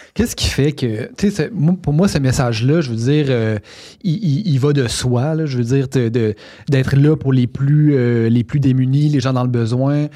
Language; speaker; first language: French; native; French